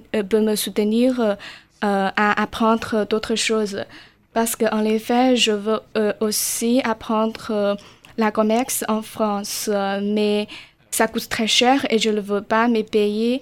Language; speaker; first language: French; non-native, learner; Chinese